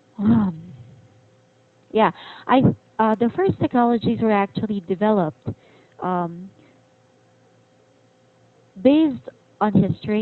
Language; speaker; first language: English; non-native, fluent; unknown